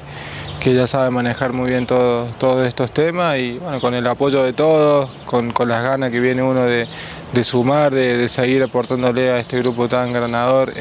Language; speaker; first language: Spanish; native; Spanish